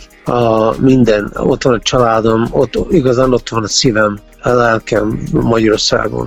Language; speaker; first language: Hungarian; early bilingual, heritage; Hungarian